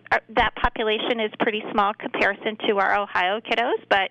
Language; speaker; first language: English; native; English